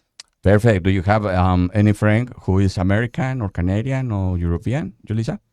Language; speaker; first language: English; non-native, fluent; Spanish